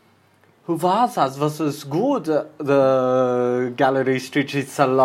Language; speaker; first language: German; non-native, learner; English